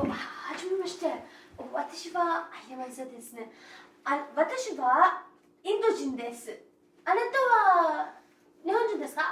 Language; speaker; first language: Japanese; non-native, learner; Tamil